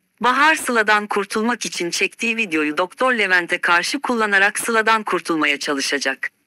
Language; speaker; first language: Turkish; native; Turkish